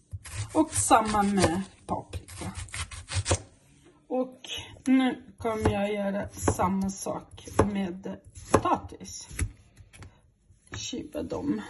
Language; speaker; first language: Swedish; non-native, fluent; Portuguese